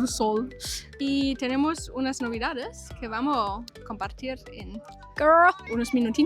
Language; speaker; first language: Spanish; non-native, fluent; German